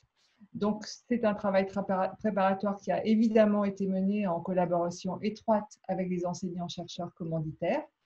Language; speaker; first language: French; native; French